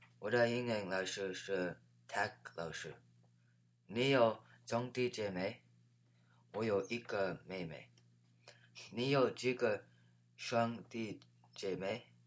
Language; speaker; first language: Chinese; non-native, learner; English